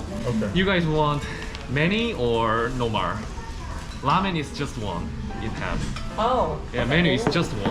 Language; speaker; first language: English; non-native, learner; Korean